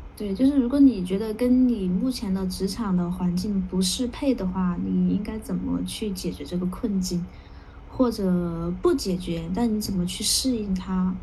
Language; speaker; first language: Chinese; native; Chinese